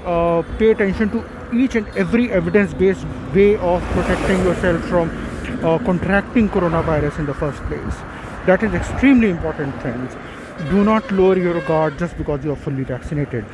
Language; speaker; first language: English; non-native, local second language; Hindi